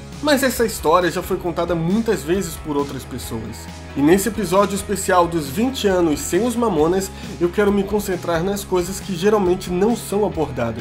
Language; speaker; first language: Portuguese; native; Portuguese